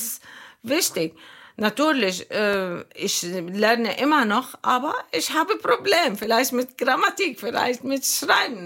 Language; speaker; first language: German; non-native, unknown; Arabic